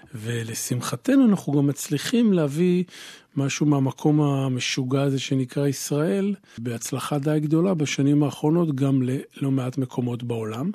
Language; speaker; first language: Hebrew; native; Hebrew